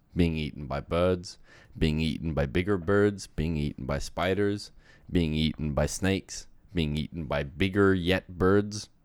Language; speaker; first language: English; native; English